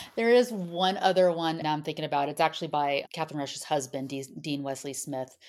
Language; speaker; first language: English; native; English